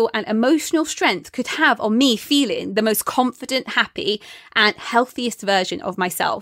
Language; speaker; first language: English; native; English